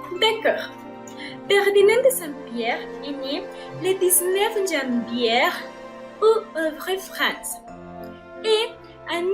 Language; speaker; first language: French; non-native, learner; Spanish